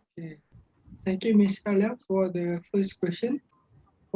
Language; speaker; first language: English; non-native, local second language; Malay